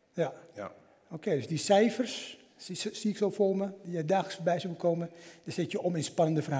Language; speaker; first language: Dutch; native; Dutch